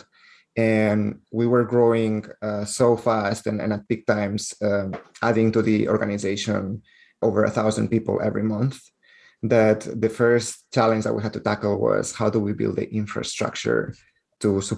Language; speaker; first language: English; non-native, fluent; Spanish